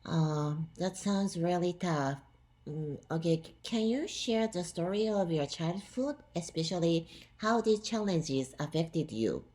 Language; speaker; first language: English; non-native, fluent; Japanese